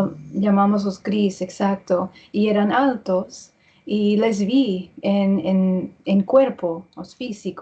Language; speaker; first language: Spanish; early bilingual, heritage; English